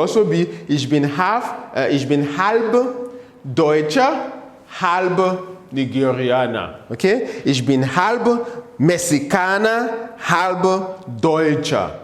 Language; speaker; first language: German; non-native, learner; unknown